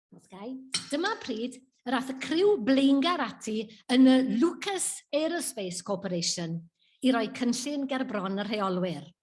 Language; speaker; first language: Welsh; native; Welsh